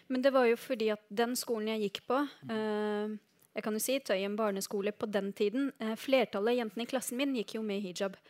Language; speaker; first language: Norwegian; early bilingual, other home language; Arabic